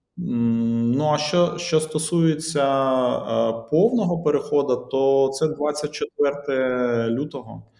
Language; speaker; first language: Ukrainian; native; Ukrainian